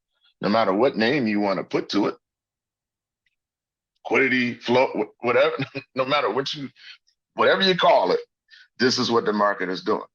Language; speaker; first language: English; native; English